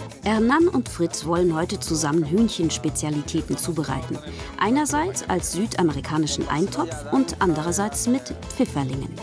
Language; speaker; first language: German; native; German